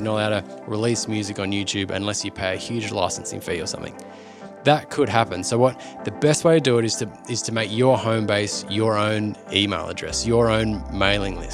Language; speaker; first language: English; native; English